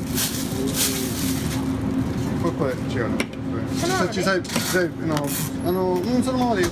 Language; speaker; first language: Japanese; non-native, learner; English